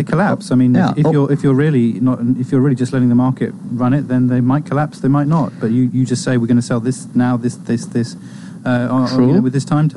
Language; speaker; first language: English; native; English